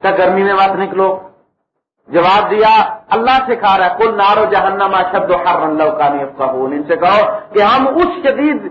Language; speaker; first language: Urdu; native; Urdu